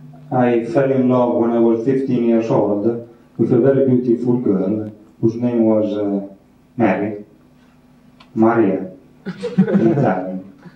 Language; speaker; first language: English; non-native, fluent; Italian